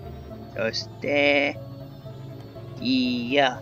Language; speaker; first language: Japanese; non-native, learner; English